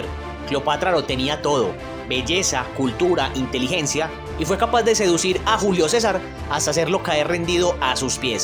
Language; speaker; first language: Spanish; native; Spanish